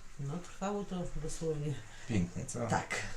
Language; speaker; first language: Polish; native; Polish